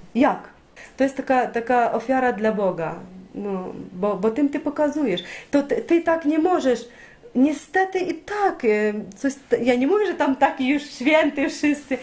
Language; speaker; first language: Polish; non-native, learner; Ukrainian